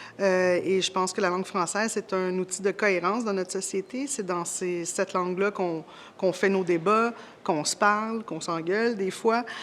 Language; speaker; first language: French; native; French